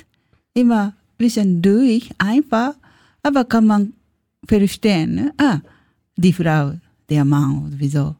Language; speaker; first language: German; non-native, learner; Japanese